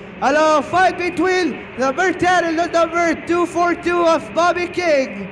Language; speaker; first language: English; non-native, learner; French